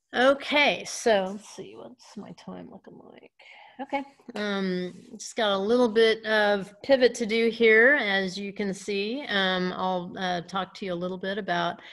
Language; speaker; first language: English; native; English